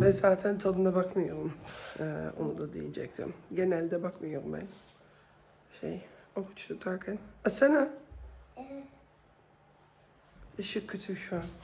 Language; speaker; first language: Turkish; early bilingual, heritage; Turkish